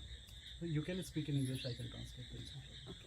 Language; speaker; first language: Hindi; native; Hindi